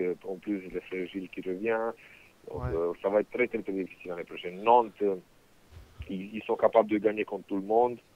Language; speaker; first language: French; non-native, fluent; Romanian